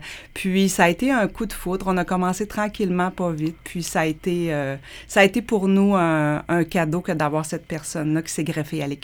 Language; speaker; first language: French; native; French